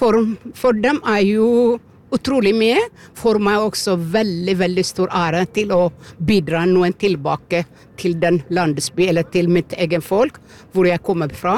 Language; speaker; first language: Norwegian; non-native, learner; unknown